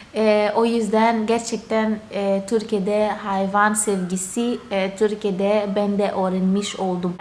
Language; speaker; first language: Turkish; non-native, fluent; Portuguese